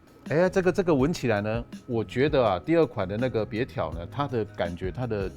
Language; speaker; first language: Chinese; native; Chinese